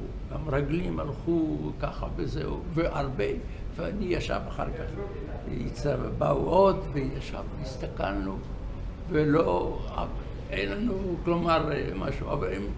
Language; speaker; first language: Hebrew; non-native, fluent; Yiddish